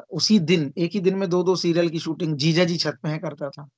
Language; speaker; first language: Hindi; native; Hindi